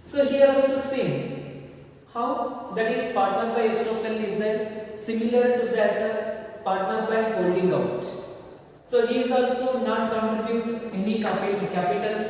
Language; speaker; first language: English; non-native, local second language; Kannada